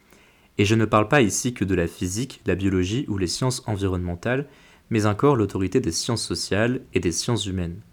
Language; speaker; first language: French; native; French